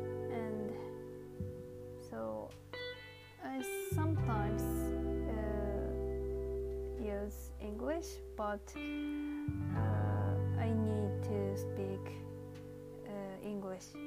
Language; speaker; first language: English; non-native, learner; Japanese